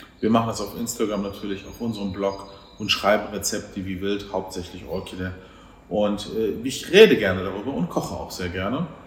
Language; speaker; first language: German; early bilingual, other home language; Turkish